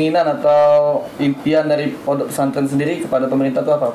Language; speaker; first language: Malay; native; Malay